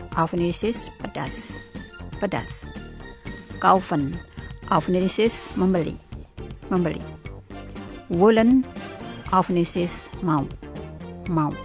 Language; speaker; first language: German; non-native, learner; Indonesian